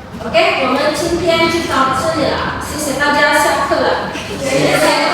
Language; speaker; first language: Chinese; non-native, fluent; Indonesian